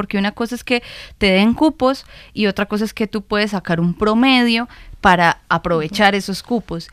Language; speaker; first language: Spanish; native; Spanish